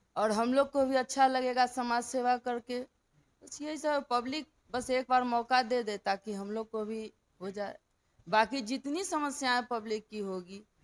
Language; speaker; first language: Hindi; native; Hindi